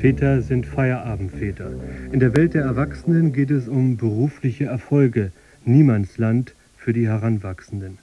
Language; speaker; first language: German; native; German